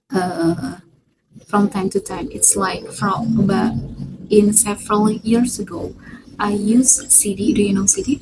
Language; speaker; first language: English; non-native, fluent; Indonesian